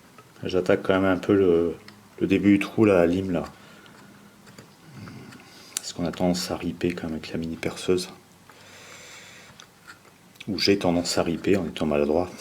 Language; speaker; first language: French; native; French